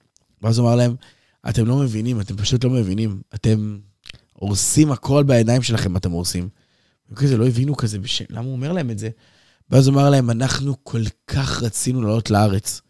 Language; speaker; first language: Hebrew; native; Hebrew